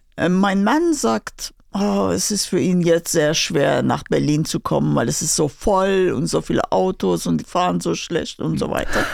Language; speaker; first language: German; non-native, fluent; Persian